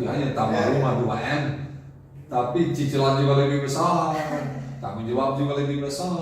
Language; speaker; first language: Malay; non-native, fluent; Dutch